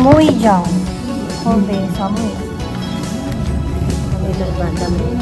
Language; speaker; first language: Japanese; non-native, learner; Filipino